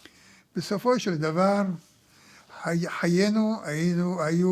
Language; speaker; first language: Hebrew; early bilingual, other home language; Arabic